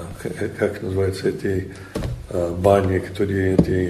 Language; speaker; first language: Russian; non-native, fluent; English